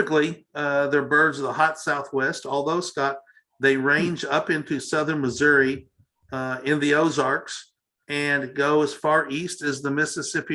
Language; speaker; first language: English; native; English